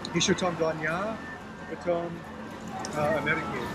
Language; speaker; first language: Russian; non-native, learner; English